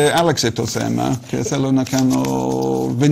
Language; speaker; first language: Greek; non-native, learner; English